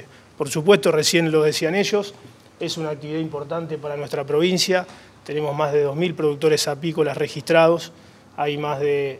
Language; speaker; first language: Spanish; native; Spanish